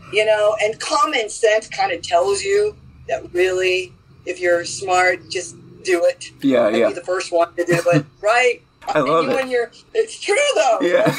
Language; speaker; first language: English; native; English